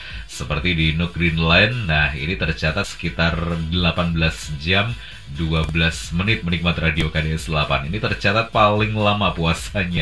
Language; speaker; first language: Indonesian; native; Indonesian